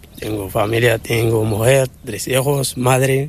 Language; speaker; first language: Spanish; non-native, learner; Arabic